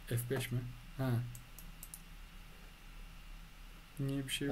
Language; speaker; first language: Turkish; native; Turkish